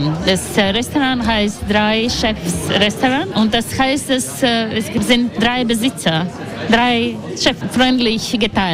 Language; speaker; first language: German; non-native, learner; Latvian